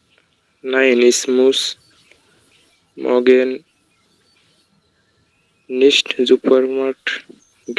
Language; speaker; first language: German; non-native, learner; Bangla